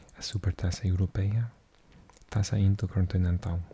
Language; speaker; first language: Portuguese; non-native, learner; English